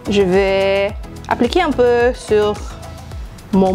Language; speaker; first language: French; non-native, learner; English